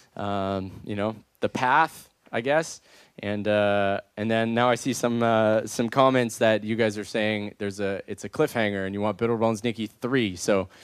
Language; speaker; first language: English; native; English